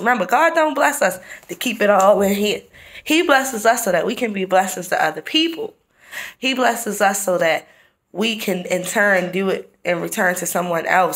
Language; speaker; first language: English; native; English